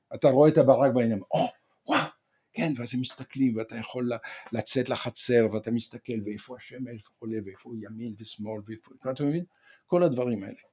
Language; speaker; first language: Hebrew; non-native, fluent; French